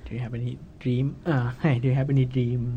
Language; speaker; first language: English; non-native, learner; Japanese